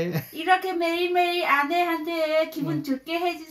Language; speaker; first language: Korean; non-native, learner; Vietnamese